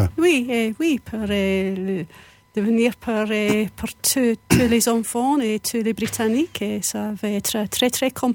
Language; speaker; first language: French; non-native, fluent; English